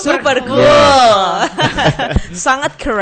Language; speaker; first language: English; non-native, fluent; Indonesian